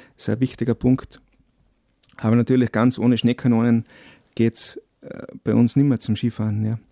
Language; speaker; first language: German; native; German